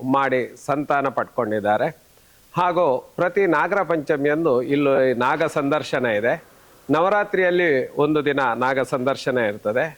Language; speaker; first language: Kannada; native; Kannada